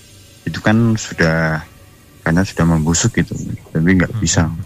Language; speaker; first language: Indonesian; non-native, local second language; Javanese